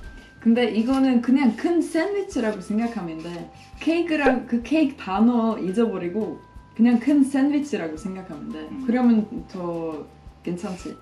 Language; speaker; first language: Korean; non-native, fluent; Swedish